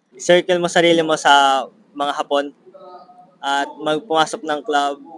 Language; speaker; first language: Filipino; native; Filipino